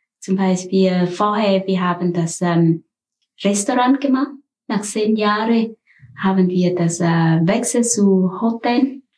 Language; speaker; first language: German; non-native, learner; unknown